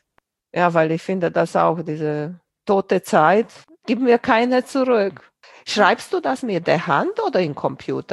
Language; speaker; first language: German; non-native, fluent; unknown